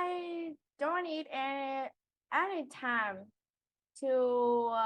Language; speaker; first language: English; non-native, learner; Vietnamese